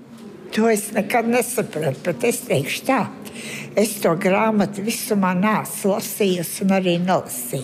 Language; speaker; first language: Latvian; early bilingual, heritage; Latvian